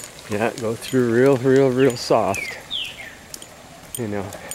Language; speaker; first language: English; native; English